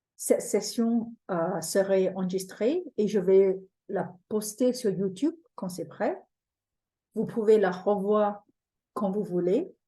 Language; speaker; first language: French; non-native, fluent; English